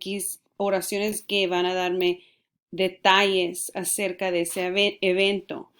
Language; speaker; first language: Spanish; early bilingual, heritage; Spanish